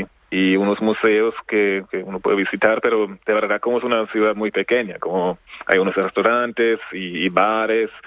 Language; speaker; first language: Spanish; non-native, fluent; German